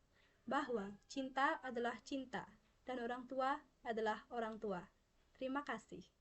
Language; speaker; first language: Indonesian; non-native, local second language; Balinese